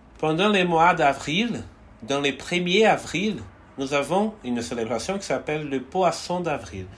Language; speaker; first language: French; non-native, fluent; Portuguese